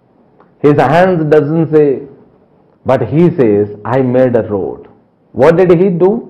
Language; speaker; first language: English; non-native, local second language; Telugu